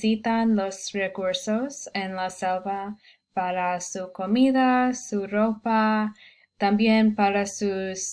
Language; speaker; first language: Spanish; non-native, learner; English